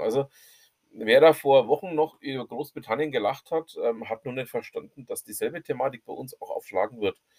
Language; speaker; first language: German; native; German